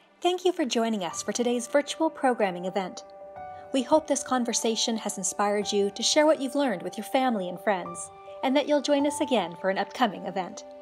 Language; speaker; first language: English; native; English